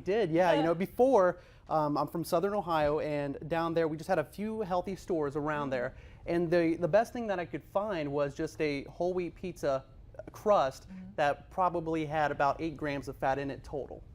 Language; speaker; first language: English; native; English